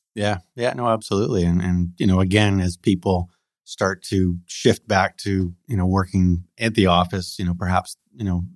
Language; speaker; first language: English; native; English